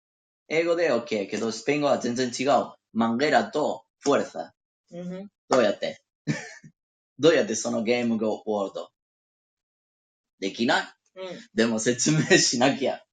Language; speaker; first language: Japanese; non-native, learner; Spanish